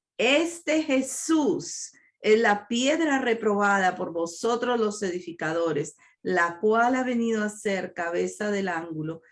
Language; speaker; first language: Spanish; native; Spanish